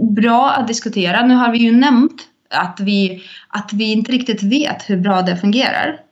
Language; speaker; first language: Swedish; non-native, fluent; Russian